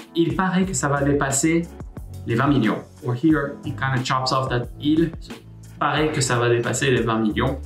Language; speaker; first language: French; native; French